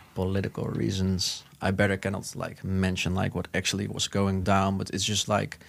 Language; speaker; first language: English; non-native, fluent; Dutch